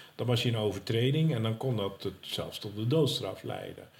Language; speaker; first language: Dutch; native; Dutch